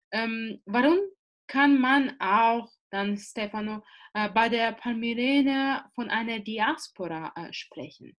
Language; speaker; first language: German; non-native, fluent; Italian